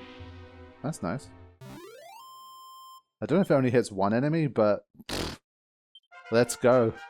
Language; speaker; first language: English; native; English